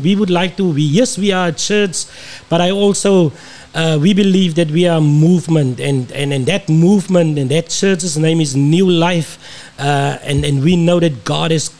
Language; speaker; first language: English; non-native, local second language; Afrikaans